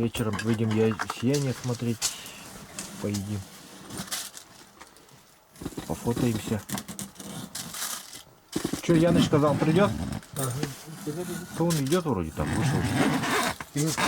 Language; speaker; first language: Russian; native; Russian